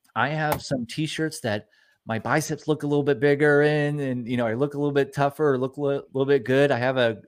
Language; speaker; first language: English; native; English